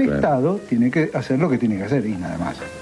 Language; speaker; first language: Spanish; native; Spanish